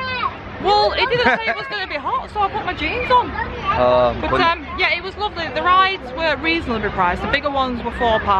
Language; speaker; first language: English; native; English